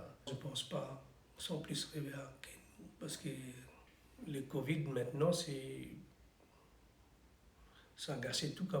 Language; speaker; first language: French; non-native, fluent; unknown